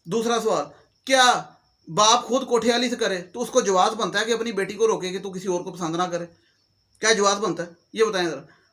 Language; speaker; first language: Urdu; non-native, local second language; Punjabi